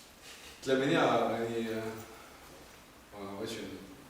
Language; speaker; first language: Russian; non-native, learner; Estonian